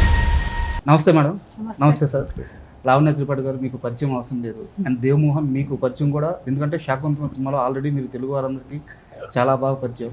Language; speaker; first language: Telugu; native; Telugu